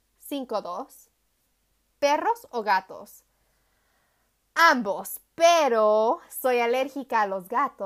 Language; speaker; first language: Spanish; early bilingual, heritage; Spanish